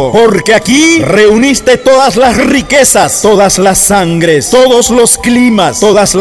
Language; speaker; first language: Spanish; native; Spanish